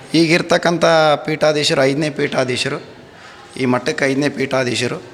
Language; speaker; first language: Kannada; native; Kannada